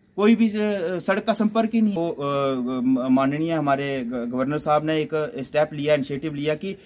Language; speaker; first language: Hindi; native; Hindi